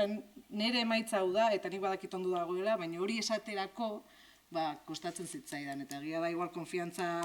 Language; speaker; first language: Basque; native; Basque